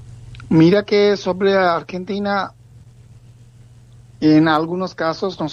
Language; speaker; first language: Spanish; non-native, learner; Bangla